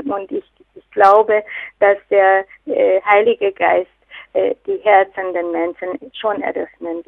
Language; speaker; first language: German; non-native, fluent; Hungarian